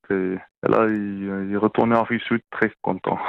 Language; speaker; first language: French; non-native, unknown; Afrikaans